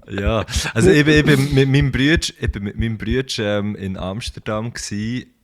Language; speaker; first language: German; native; German